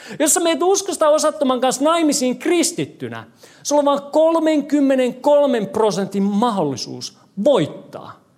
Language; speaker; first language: Finnish; non-native, fluent; English